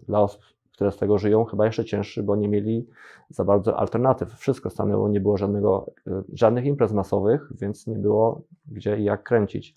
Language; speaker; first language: Polish; native; Polish